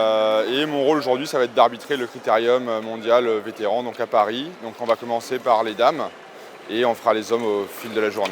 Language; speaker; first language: French; native; French